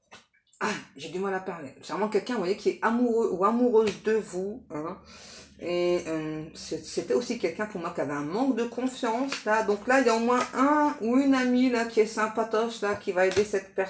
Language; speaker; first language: French; native; French